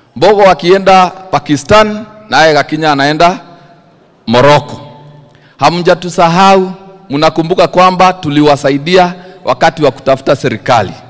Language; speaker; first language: Swahili; non-native, local second language; Embu